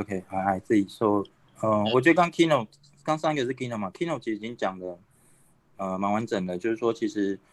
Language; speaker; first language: Chinese; native; Chinese